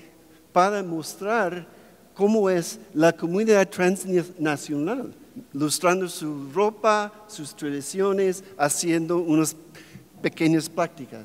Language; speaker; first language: Spanish; non-native, fluent; English